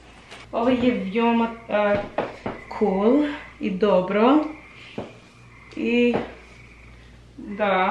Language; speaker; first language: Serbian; non-native, learner; English